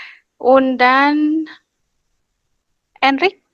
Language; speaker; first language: German; non-native, fluent; Indonesian